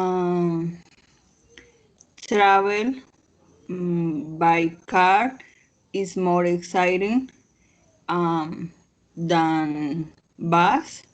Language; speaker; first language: English; non-native, learner; Spanish